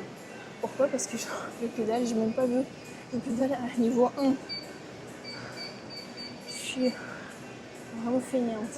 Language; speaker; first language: French; non-native, fluent; Russian